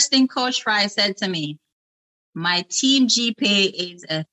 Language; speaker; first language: English; non-native, local second language; Jamaican Creole English